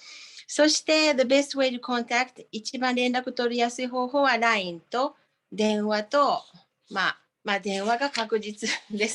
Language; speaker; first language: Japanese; non-native, fluent; Finnish